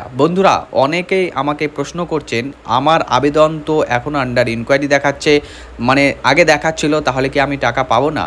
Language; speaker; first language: Bangla; native; Bangla